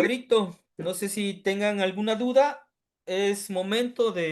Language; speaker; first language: Spanish; native; Spanish